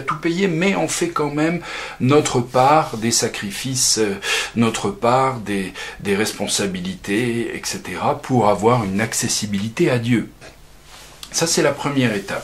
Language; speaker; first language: French; native; French